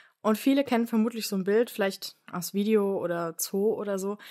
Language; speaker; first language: German; native; German